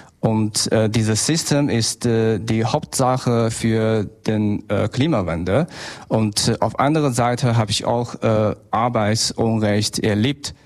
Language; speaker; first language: German; non-native, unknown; Chinese